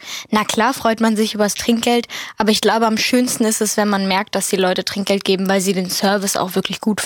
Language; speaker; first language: German; native; German